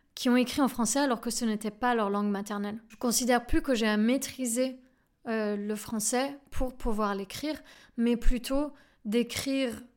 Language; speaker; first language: French; native; French